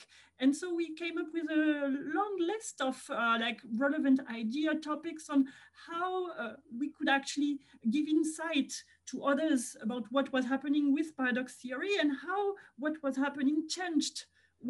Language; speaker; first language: English; non-native, fluent; French